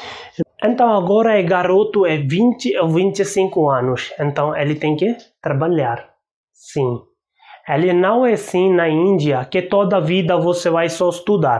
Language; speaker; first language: Portuguese; non-native, learner; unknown